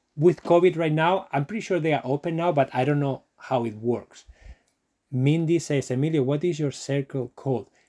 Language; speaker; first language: English; non-native, fluent; Spanish